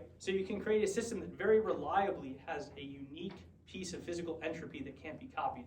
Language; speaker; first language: English; native; English